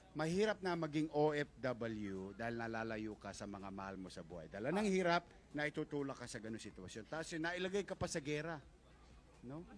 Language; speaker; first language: Filipino; native; Filipino